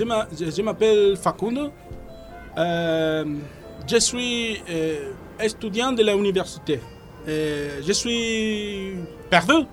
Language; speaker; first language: French; non-native, learner; Spanish